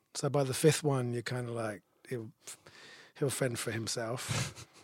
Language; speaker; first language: English; native; English